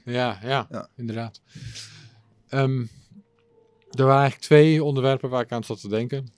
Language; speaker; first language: Dutch; non-native, local second language; English